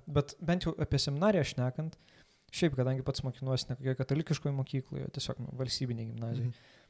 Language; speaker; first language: Lithuanian; native; Lithuanian